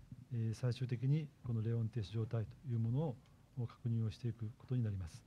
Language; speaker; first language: Japanese; native; Japanese